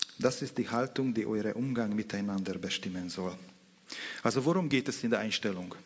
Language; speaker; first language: German; non-native, fluent; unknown